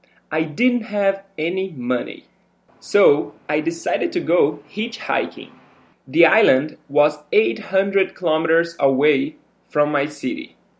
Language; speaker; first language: English; non-native, fluent; Portuguese